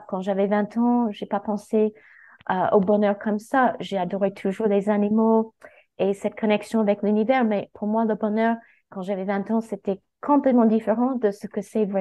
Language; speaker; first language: French; non-native, fluent; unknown